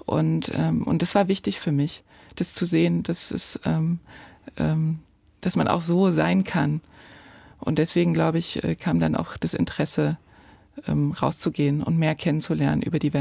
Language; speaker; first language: German; native; German